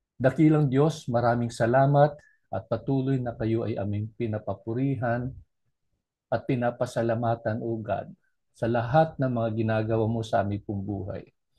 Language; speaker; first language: Filipino; non-native, local second language; Cebuano